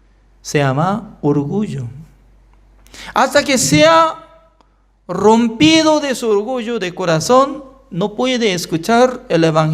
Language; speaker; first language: Spanish; non-native, fluent; Korean